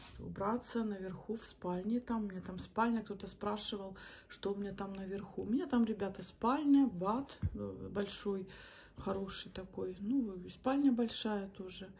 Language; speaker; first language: Russian; native; Russian